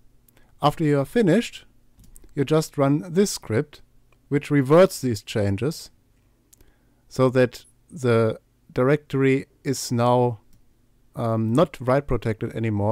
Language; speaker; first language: English; non-native, fluent; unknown